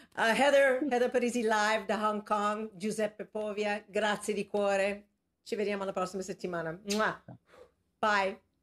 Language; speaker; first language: Italian; non-native, fluent; English